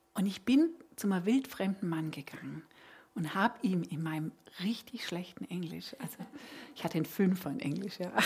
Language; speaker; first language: German; native; German